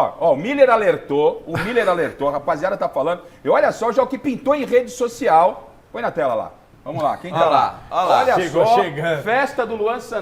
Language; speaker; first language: Portuguese; native; Portuguese